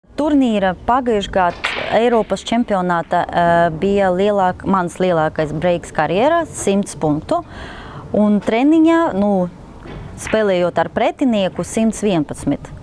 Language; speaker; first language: Latvian; non-native, local second language; Russian